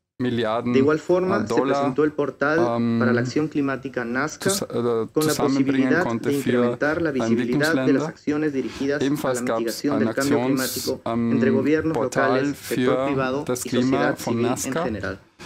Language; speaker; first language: Spanish; native; Spanish